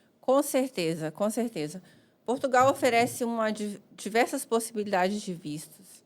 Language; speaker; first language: Portuguese; native; Portuguese